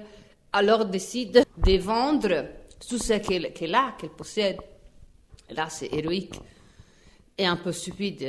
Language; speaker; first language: French; non-native, fluent; Italian